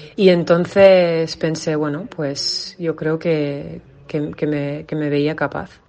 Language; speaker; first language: Spanish; non-native, fluent; English